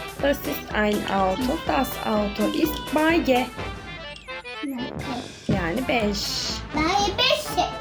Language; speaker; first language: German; non-native, learner; Turkish